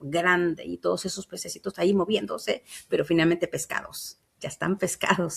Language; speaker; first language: Spanish; native; Spanish